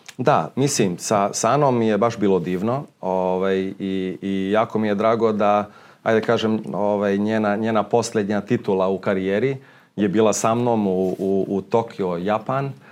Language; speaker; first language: Serbian; early bilingual, heritage; Serbian